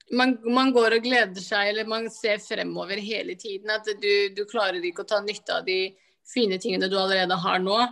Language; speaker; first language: Norwegian; early bilingual, other home language; Somali